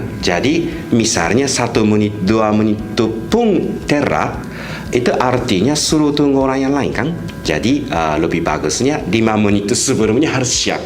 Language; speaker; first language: Indonesian; non-native, fluent; Japanese